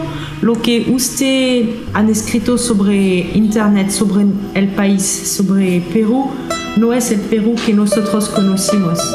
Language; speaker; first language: Spanish; non-native, learner; French